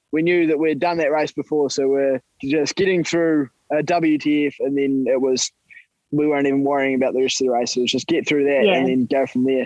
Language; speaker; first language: English; native; English